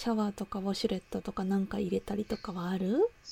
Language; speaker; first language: Japanese; native; Japanese